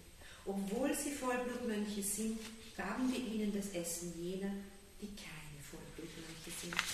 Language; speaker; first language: German; native; German